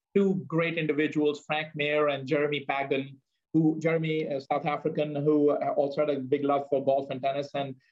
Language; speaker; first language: English; non-native, local second language; Punjabi